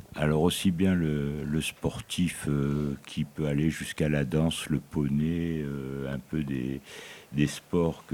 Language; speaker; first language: French; native; French